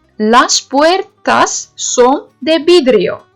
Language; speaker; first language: Spanish; non-native, learner; Turkish